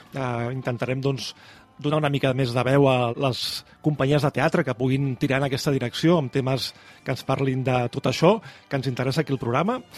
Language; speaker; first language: Catalan; native; Catalan